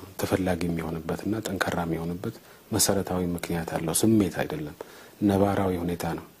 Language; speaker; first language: Amharic; non-native, local second language; Tigrinya